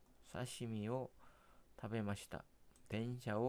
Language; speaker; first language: Japanese; non-native, learner; Korean